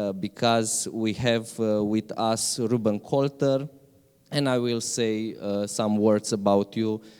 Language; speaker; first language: English; non-native, fluent; Romanian